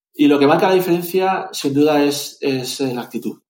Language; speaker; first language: Spanish; native; Spanish